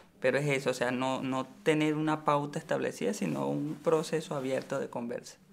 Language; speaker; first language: Spanish; native; Spanish